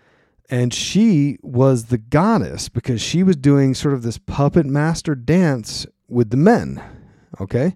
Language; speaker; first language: English; native; English